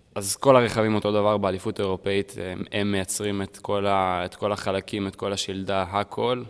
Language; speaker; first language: Hebrew; early bilingual, heritage; Hebrew